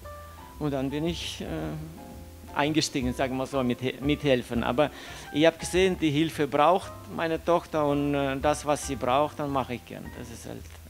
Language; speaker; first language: German; non-native, fluent; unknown